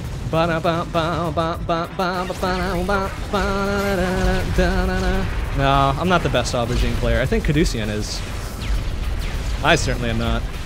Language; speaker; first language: English; native; English